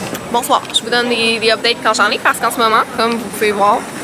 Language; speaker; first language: French; native; French